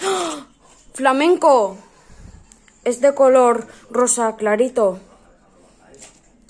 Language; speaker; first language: Spanish; native; Spanish